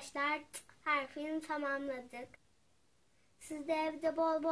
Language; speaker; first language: Turkish; native; Turkish